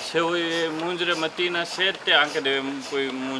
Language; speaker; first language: Italian; non-native, learner; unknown